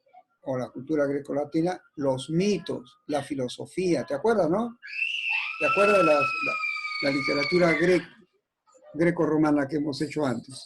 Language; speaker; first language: Spanish; native; Spanish